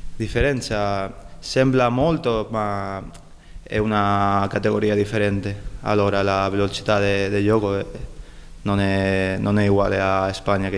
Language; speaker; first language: Italian; non-native, learner; Spanish